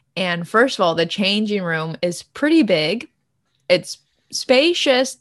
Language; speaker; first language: English; native; English